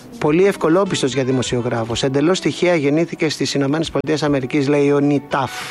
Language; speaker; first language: Greek; native; Greek